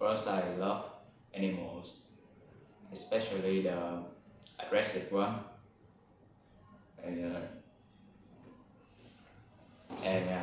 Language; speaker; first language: English; non-native, learner; Vietnamese